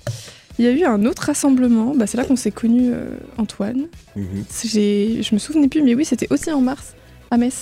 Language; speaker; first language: French; native; French